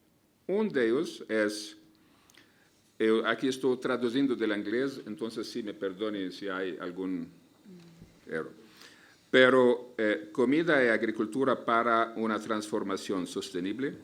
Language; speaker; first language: Spanish; non-native, fluent; Arabic